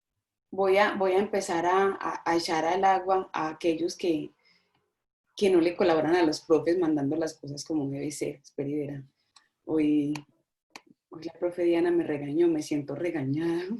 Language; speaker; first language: Spanish; native; Spanish